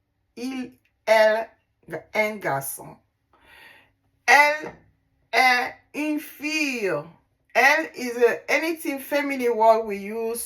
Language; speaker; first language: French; non-native, learner; Igbo